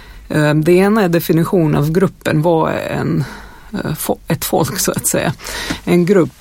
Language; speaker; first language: Swedish; non-native, fluent; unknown